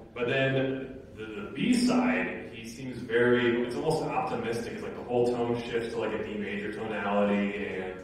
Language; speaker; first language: English; native; English